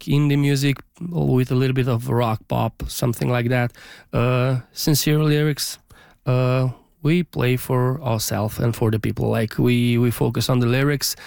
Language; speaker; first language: English; non-native, fluent; Romanian